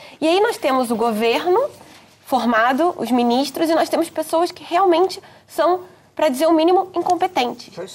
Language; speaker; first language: Portuguese; native; Portuguese